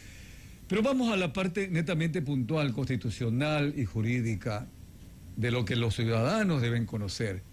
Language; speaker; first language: Spanish; native; Spanish